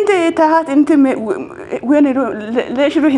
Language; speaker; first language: Arabic; non-native, learner; Amharic